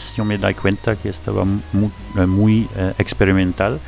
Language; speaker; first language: Spanish; non-native, fluent; French